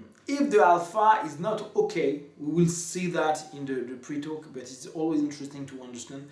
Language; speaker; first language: English; non-native, fluent; French